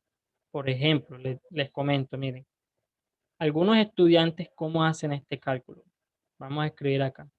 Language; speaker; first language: Spanish; native; Spanish